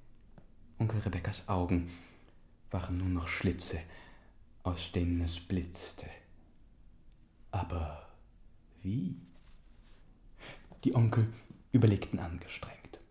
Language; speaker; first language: German; native; German